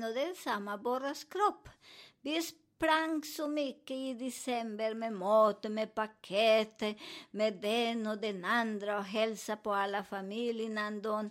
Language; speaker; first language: Swedish; non-native, learner; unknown